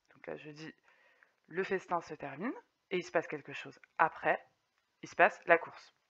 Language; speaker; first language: French; native; French